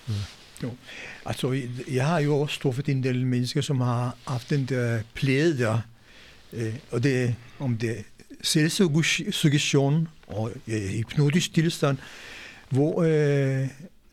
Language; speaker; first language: Danish; non-native, fluent; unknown